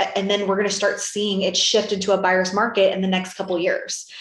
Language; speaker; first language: English; native; English